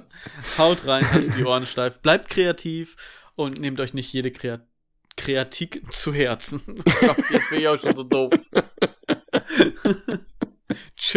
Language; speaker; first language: German; native; German